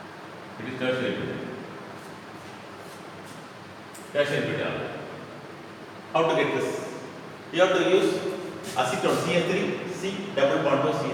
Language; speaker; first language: English; non-native, local second language; Tamil